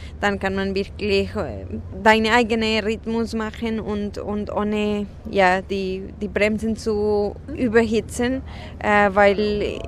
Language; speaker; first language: German; non-native, fluent; Spanish